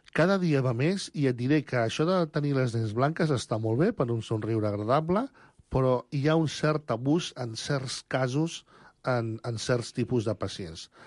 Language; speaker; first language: Catalan; early bilingual, other home language; Spanish